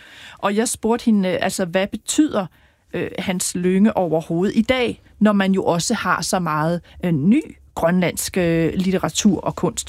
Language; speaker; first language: Danish; native; Danish